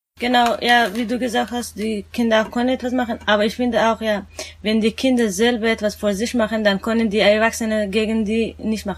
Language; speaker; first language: German; non-native, learner; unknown